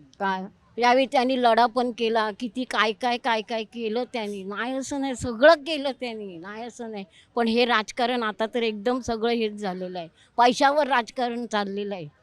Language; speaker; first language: Marathi; native; Marathi